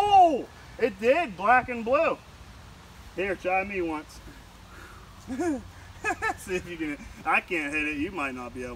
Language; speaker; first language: English; native; English